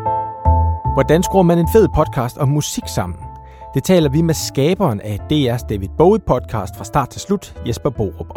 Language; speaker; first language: Danish; native; Danish